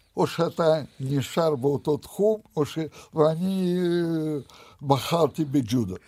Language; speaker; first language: Hebrew; non-native, fluent; Russian